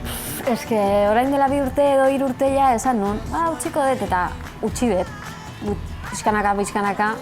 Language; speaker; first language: Basque; non-native, learner; Spanish